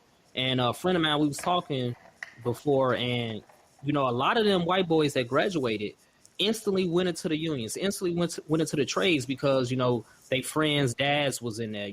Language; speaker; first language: English; native; English